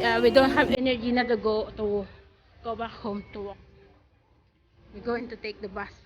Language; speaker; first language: English; non-native, local second language; Filipino